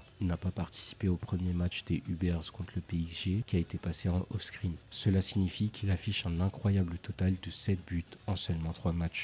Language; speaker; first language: French; native; French